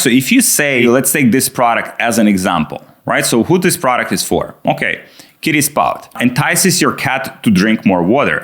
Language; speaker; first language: English; non-native, fluent; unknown